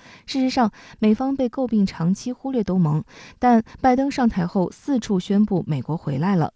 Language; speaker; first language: Chinese; native; Chinese